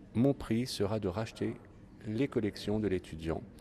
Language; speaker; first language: French; native; French